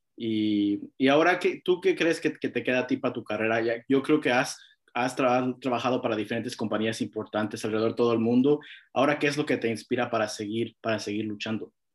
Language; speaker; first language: Spanish; early bilingual, heritage; Spanish